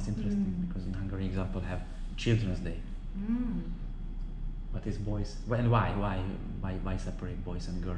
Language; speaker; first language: English; non-native, learner; Hungarian